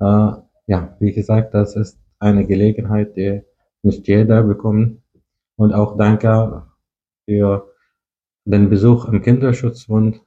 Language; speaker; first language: German; non-native, fluent; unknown